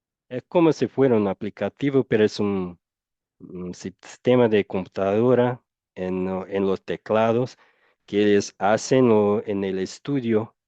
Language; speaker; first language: Spanish; non-native, fluent; Portuguese